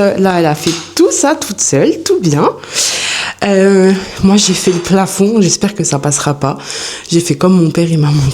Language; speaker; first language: French; native; French